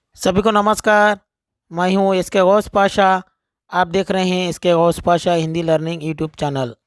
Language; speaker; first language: Hindi; non-native, local second language; Telugu